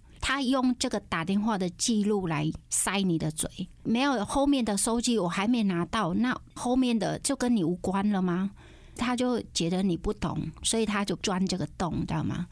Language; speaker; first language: Chinese; non-native, fluent; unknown